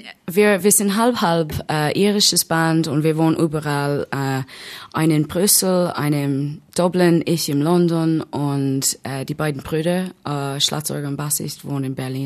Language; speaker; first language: German; non-native, learner; English